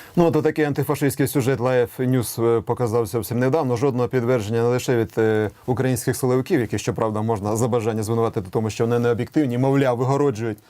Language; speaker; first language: Ukrainian; native; Ukrainian